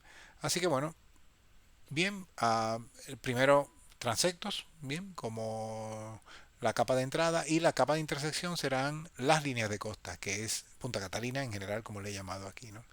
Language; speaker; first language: Spanish; native; Spanish